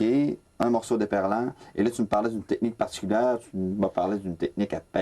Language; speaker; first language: French; native; French